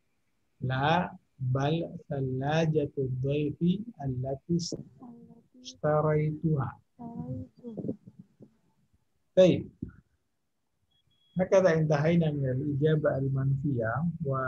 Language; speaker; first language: Arabic; non-native, fluent; Indonesian